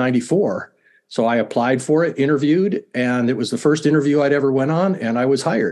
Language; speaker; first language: English; native; English